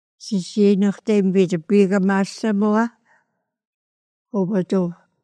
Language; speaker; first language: German; native; German